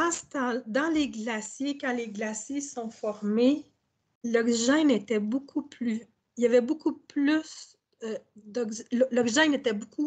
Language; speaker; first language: French; native; French